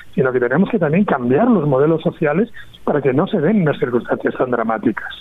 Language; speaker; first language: Spanish; native; Spanish